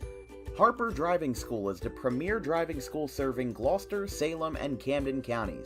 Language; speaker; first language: English; native; English